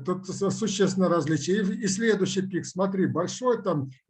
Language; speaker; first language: Russian; native; Russian